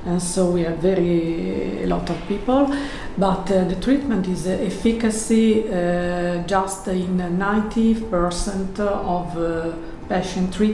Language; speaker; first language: English; non-native, learner; Italian